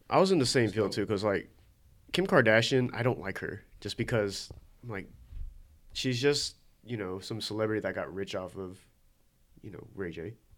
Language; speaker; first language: English; early bilingual, other home language; Korean